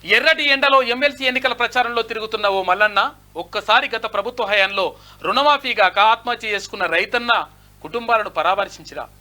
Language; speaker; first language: Telugu; native; Telugu